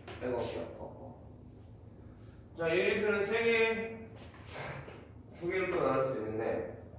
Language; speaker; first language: Korean; native; Korean